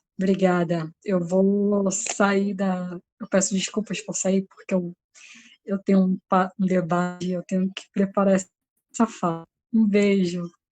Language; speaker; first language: Portuguese; native; Portuguese